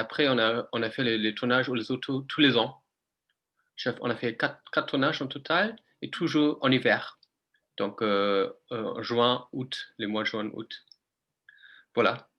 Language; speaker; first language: French; non-native, fluent; English